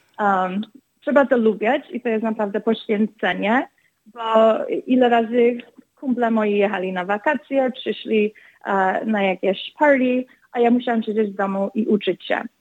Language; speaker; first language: Polish; early bilingual, other home language; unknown